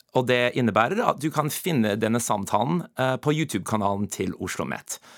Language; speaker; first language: Norwegian; non-native, fluent; English